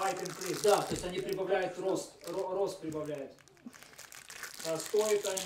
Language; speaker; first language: Russian; native; Russian